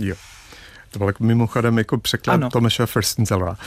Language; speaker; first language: Czech; non-native, fluent; English